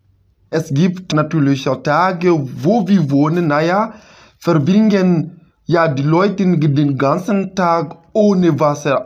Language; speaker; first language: German; non-native, fluent; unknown